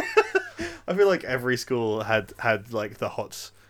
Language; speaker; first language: English; native; English